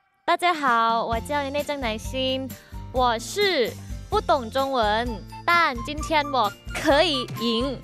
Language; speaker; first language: Chinese; non-native, learner; Thai